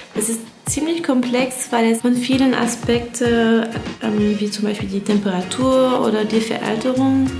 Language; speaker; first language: German; non-native, fluent; English